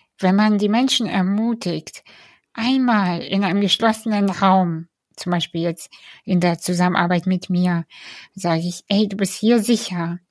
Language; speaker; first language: German; early bilingual, other home language; Russian